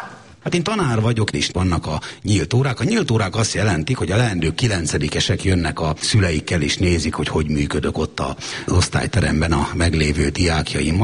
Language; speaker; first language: Hungarian; native; Hungarian